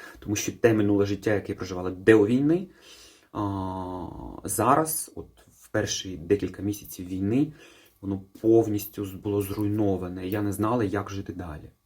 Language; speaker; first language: Ukrainian; non-native, local second language; Russian